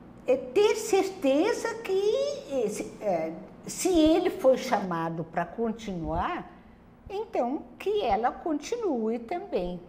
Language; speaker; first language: Portuguese; non-native, local second language; German